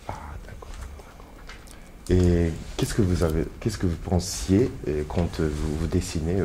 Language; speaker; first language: French; non-native, fluent; Japanese